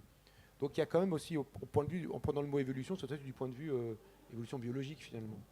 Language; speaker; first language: French; native; French